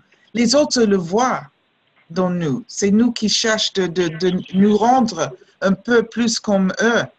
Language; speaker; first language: French; non-native, fluent; English